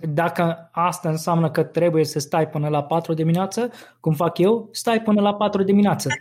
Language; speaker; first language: Romanian; non-native, fluent; Arabic